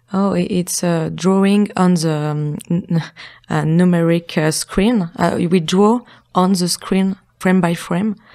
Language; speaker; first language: English; non-native, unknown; French